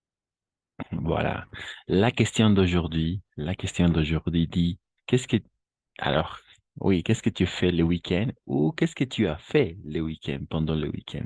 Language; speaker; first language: French; non-native, fluent; Spanish